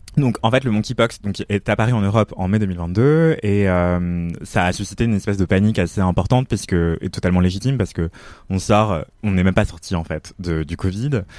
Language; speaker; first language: French; native; French